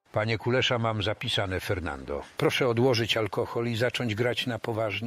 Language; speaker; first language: Polish; native; Polish